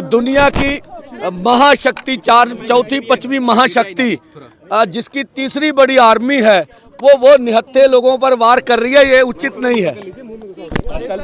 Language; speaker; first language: Hindi; non-native, local second language; Punjabi